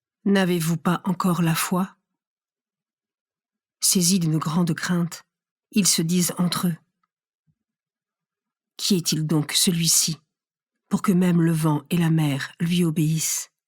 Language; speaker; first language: French; native; French